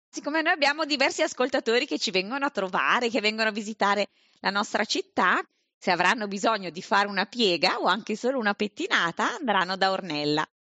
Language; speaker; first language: Italian; native; Italian